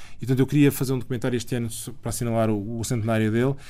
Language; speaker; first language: Portuguese; native; Portuguese